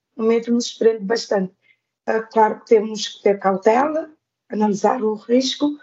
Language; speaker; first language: Portuguese; non-native, local second language; Kabuverdianu